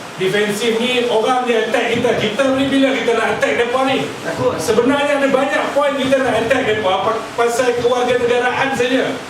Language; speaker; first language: Malay; native; Malay